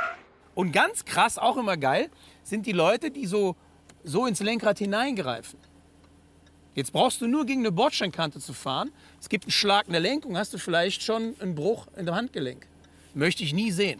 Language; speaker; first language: German; native; German